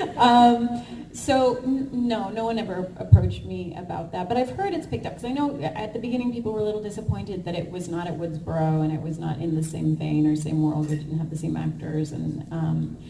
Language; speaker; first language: English; native; English